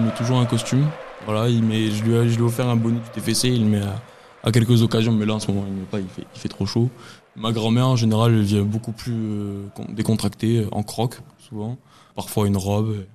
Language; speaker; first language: French; native; French